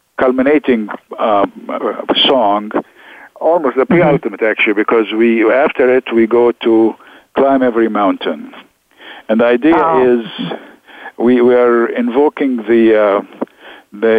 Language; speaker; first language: English; non-native, fluent; Arabic